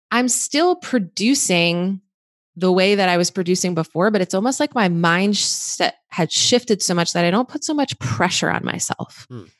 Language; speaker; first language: English; native; English